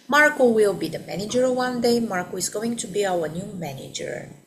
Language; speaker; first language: English; non-native, fluent; Bulgarian